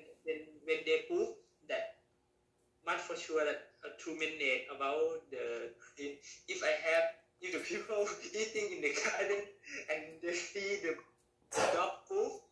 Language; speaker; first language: English; non-native, learner; Thai